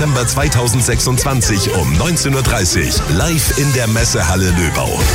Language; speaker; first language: German; native; German